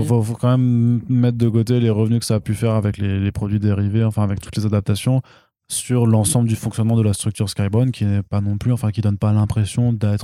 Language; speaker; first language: French; native; French